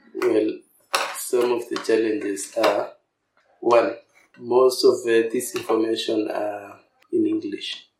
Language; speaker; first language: English; non-native, local second language; Masai